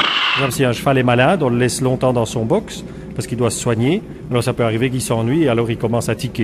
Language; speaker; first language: French; native; French